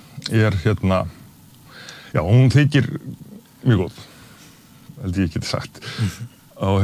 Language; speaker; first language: Icelandic; native; Icelandic